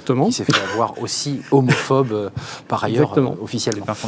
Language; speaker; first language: French; native; French